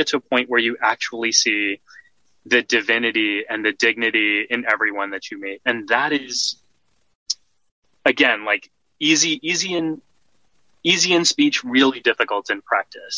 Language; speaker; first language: English; native; English